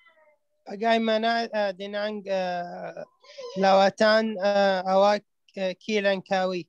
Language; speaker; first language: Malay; non-native, learner; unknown